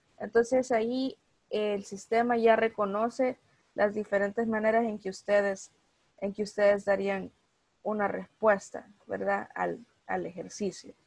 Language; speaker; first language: Spanish; native; Spanish